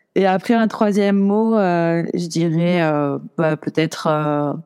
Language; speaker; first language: French; native; French